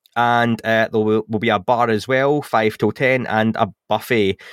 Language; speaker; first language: English; native; English